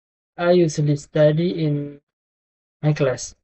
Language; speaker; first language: English; non-native, learner; Indonesian